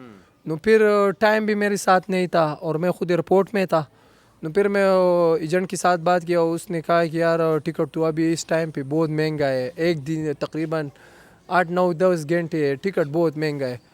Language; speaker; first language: Hindi; non-native, local second language; Pashto